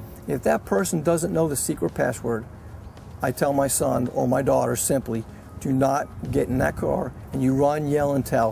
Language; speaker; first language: English; native; English